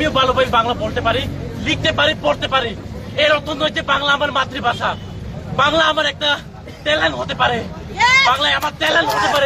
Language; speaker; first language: Bangla; non-native, local second language; Kok Borok